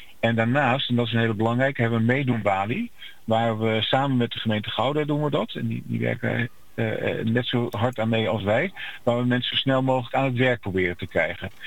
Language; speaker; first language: Dutch; native; Dutch